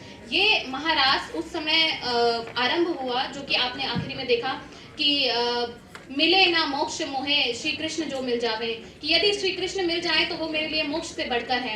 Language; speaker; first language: Hindi; native; Hindi